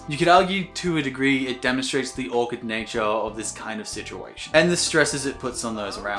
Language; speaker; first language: English; native; English